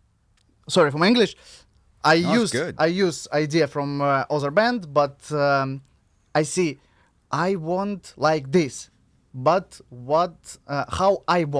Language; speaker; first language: English; non-native, learner; Russian